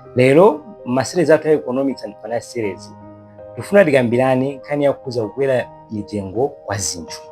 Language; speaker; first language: Nyanja; non-native, local second language; Bemba